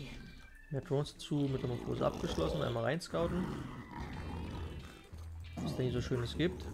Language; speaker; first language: German; native; German